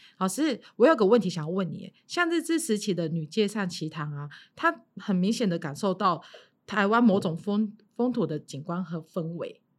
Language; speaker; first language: Chinese; native; Chinese